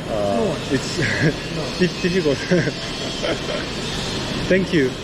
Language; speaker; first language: English; non-native, fluent; Finnish